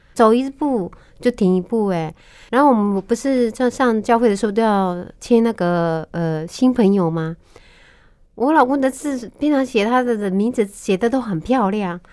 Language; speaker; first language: Chinese; non-native, local second language; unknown